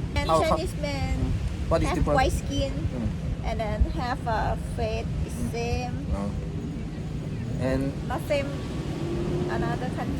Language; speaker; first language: English; non-native, learner; Thai